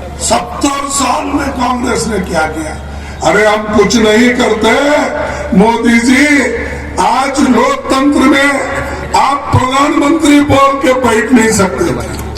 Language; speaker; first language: Hindi; non-native, local second language; Kannada